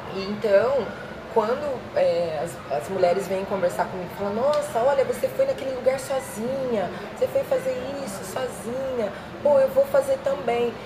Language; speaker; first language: Portuguese; native; Portuguese